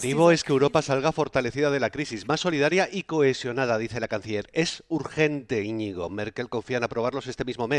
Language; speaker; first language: Spanish; native; Spanish